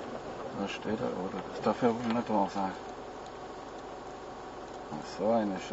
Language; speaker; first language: German; native; German